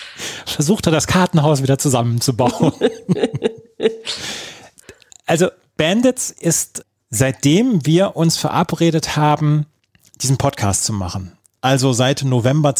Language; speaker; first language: German; native; German